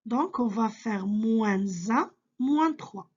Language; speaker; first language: French; non-native, local second language; Arabic